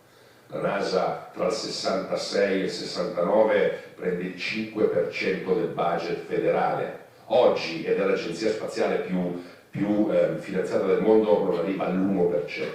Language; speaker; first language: Italian; native; Italian